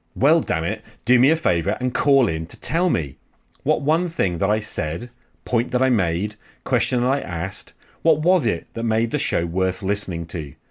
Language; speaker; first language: English; native; English